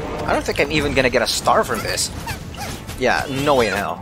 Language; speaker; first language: English; native; English